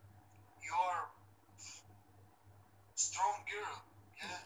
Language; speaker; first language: English; non-native, learner; Romany